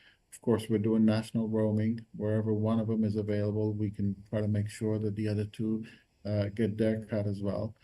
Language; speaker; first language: English; non-native, fluent; Arabic